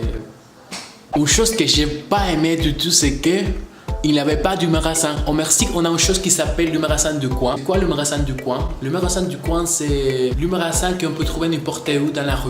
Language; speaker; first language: French; non-native, fluent; Spanish